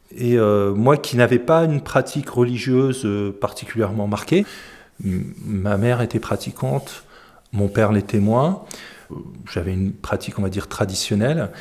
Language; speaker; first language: French; early bilingual, other home language; Arabic